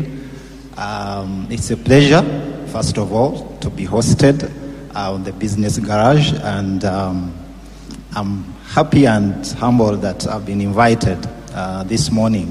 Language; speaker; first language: English; non-native, local second language; Nyankole